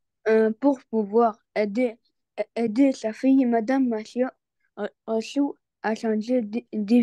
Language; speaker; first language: French; non-native, learner; Arabic